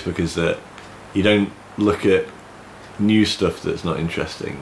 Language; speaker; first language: English; native; English